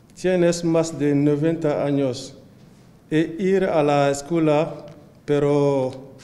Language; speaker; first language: Spanish; non-native, learner; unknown